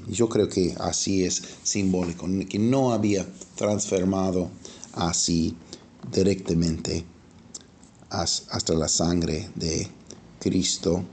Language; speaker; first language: Spanish; non-native, fluent; English